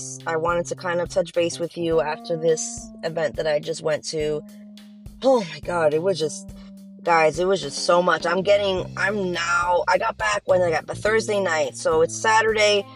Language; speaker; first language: English; native; English